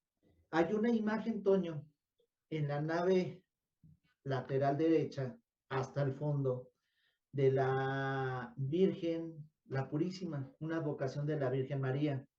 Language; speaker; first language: Spanish; native; Spanish